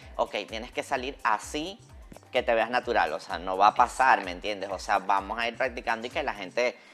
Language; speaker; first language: Spanish; native; Spanish